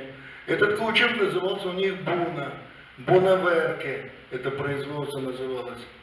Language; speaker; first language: Russian; native; Russian